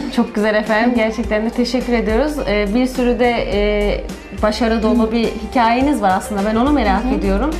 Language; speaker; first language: Turkish; native; Turkish